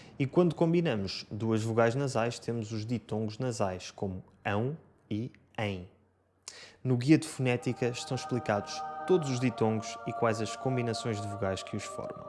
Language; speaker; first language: Portuguese; native; Portuguese